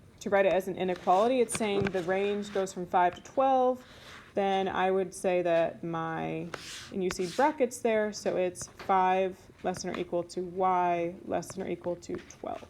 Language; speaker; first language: English; native; English